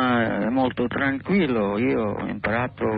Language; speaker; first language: Italian; non-native, learner; English